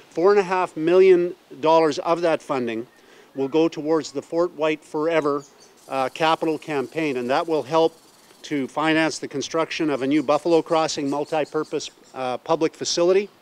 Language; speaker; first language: English; native; English